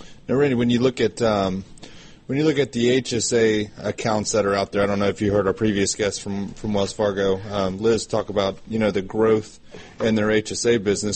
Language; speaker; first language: English; native; English